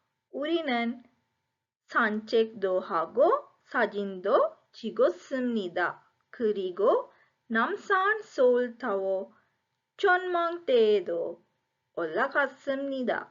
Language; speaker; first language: Korean; non-native, fluent; Sinhala